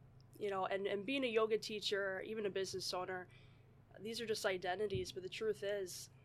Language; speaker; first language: English; native; English